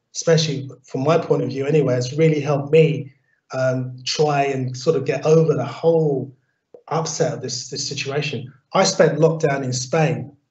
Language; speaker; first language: English; native; English